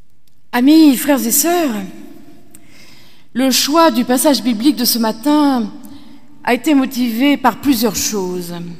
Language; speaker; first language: French; native; French